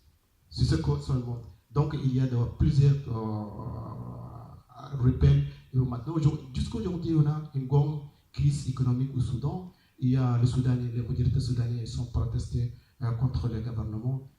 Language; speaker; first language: French; non-native, learner; Arabic